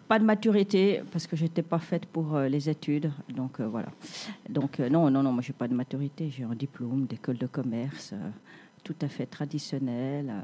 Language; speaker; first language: French; native; French